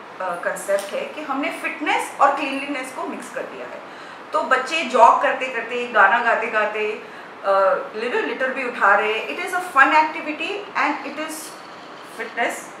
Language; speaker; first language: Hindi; non-native, local second language; Gujarati